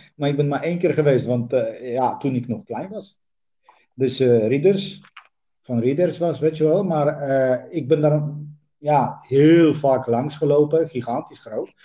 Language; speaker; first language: Dutch; non-native, fluent; Polish